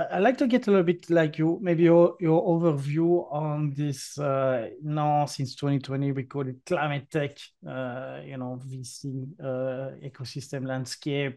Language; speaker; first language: English; non-native, fluent; French